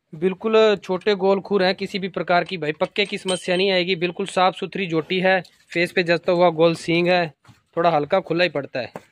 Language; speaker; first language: Hindi; non-native, local second language; Punjabi